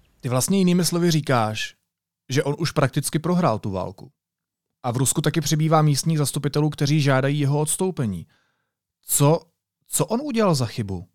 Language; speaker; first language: Czech; native; Czech